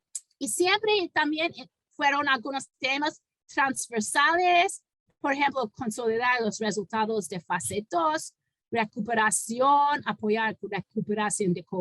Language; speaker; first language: Spanish; non-native, fluent; English